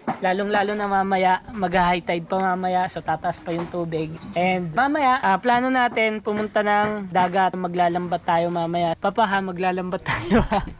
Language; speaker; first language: Filipino; non-native, local second language; Waray